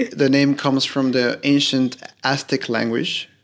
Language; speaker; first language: English; non-native, fluent; Spanish